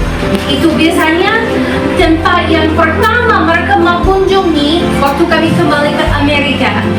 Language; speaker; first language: Indonesian; non-native, fluent; English